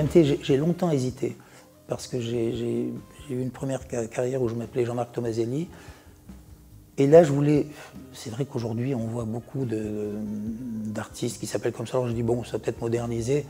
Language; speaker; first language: French; native; French